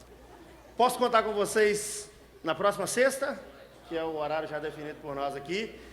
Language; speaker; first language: Portuguese; native; Portuguese